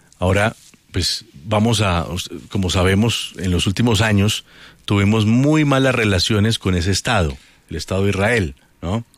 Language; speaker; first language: Spanish; native; Spanish